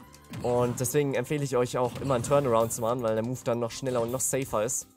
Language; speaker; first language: German; native; German